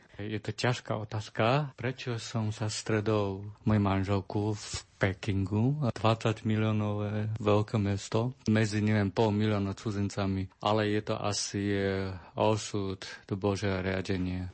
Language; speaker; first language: Slovak; non-native, learner; Chinese